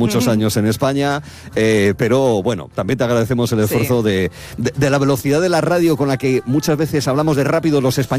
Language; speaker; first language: Spanish; native; Spanish